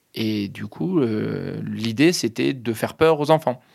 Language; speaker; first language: French; native; French